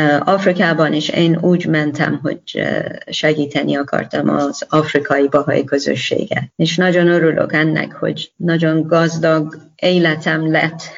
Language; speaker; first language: Hungarian; non-native, learner; Persian